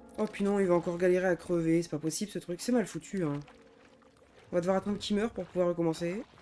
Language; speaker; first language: French; native; French